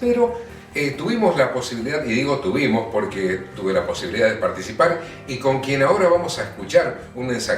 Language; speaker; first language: Spanish; native; Spanish